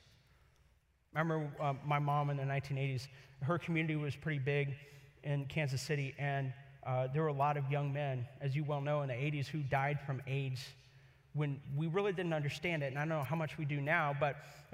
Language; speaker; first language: English; native; English